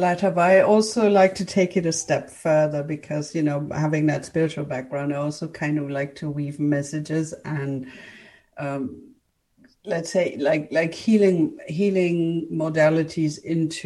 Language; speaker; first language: English; non-native, fluent; German